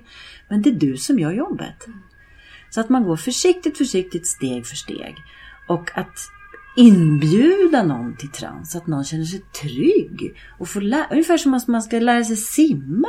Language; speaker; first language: Swedish; native; Swedish